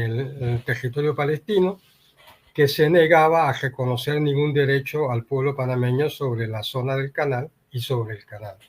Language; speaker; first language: Spanish; native; Spanish